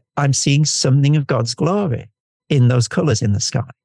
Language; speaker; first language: English; native; English